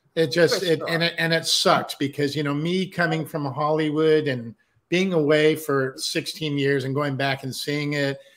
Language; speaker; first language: English; native; English